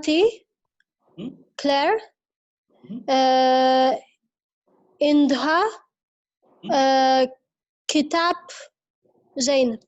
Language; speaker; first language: Arabic; non-native, learner; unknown